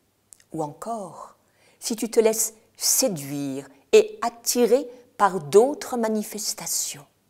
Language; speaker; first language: French; native; French